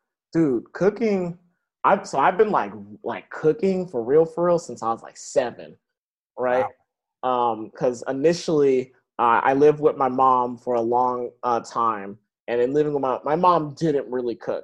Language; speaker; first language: English; native; English